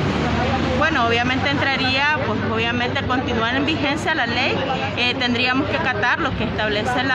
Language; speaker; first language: Spanish; native; Spanish